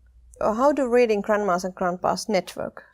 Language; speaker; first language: English; non-native, fluent; Finnish